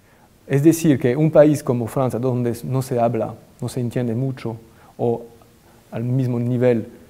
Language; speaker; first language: Spanish; non-native, fluent; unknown